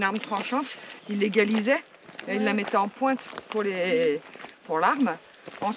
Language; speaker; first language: French; native; French